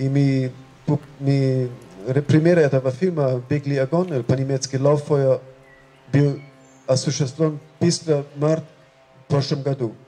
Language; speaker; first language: Russian; non-native, fluent; German